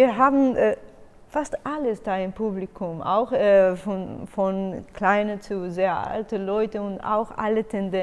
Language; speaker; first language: German; non-native, learner; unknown